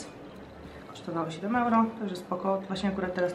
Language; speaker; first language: Polish; native; Polish